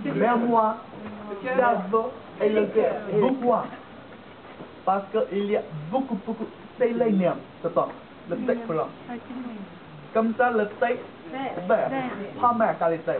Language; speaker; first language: French; non-native, learner; Chinese